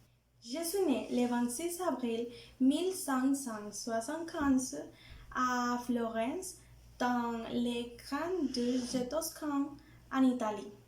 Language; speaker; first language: French; non-native, learner; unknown